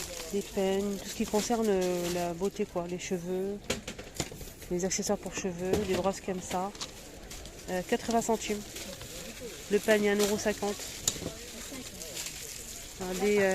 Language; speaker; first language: French; native; French